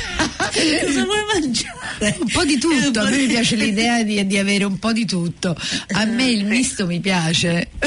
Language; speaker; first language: Italian; native; Italian